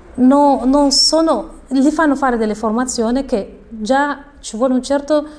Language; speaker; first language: Italian; non-native, fluent; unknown